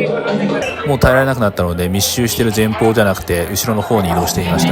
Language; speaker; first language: Japanese; native; Japanese